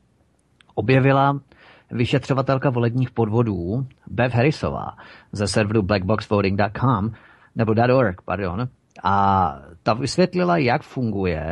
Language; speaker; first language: Czech; native; Czech